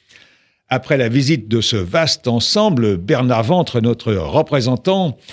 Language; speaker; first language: French; native; French